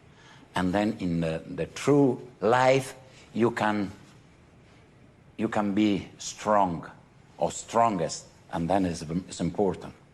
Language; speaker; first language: English; non-native, fluent; Italian